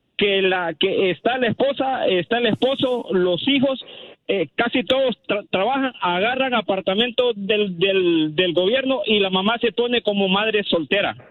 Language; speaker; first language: Spanish; native; Spanish